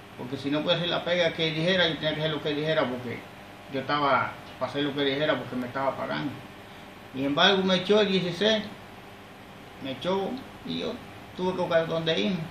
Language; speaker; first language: Spanish; native; Spanish